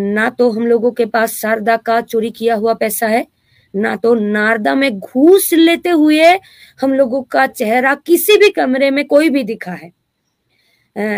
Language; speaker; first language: Hindi; non-native, local second language; Bangla